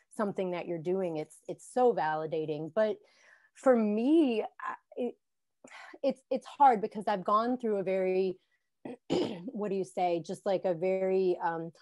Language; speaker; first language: English; native; English